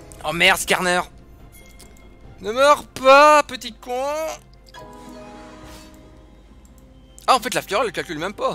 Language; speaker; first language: French; native; French